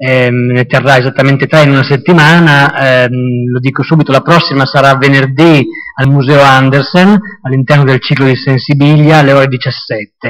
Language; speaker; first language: Italian; native; Italian